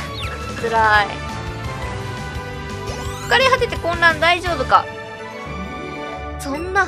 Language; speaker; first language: Japanese; native; Japanese